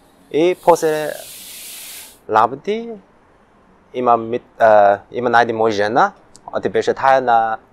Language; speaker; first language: Macedonian; non-native, learner; Chinese